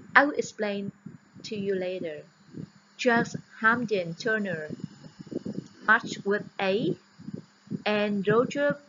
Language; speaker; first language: English; non-native, fluent; Vietnamese